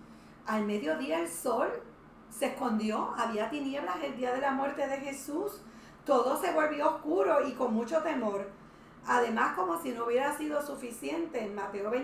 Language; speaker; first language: Spanish; native; Spanish